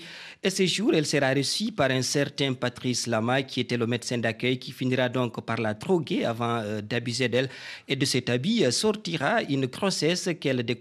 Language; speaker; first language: French; non-native, local second language; Fula